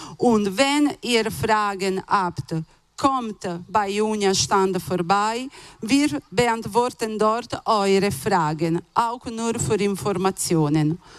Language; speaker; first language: German; non-native, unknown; Italian